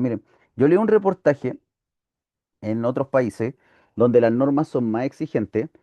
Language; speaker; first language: Spanish; native; Spanish